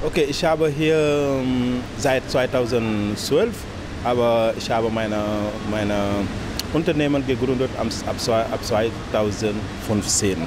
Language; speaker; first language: German; non-native, learner; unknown